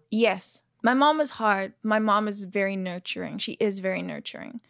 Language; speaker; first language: English; native; English